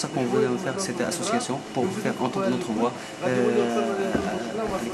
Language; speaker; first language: French; non-native, learner; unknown